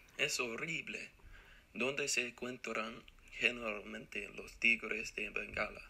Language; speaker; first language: Spanish; non-native, learner; English